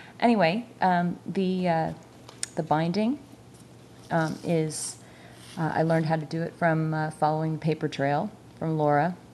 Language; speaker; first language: English; native; English